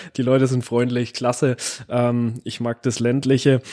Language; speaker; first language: German; native; German